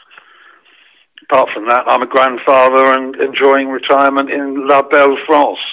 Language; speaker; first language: English; native; English